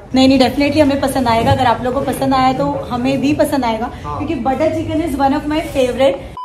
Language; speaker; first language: Hindi; native; Hindi